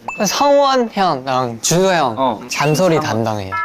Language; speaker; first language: Korean; non-native, learner; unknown